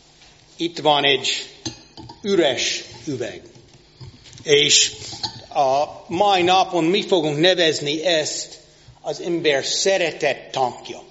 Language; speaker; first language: Hungarian; non-native, fluent; English